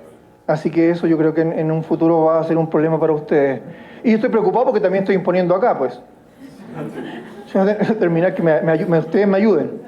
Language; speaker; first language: Spanish; native; Spanish